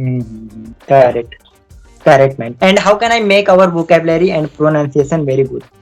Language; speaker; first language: English; non-native, local second language; Hindi